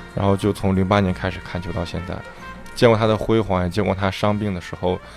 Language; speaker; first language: Chinese; native; Chinese